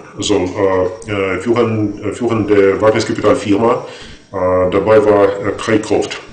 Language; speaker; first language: German; non-native, fluent; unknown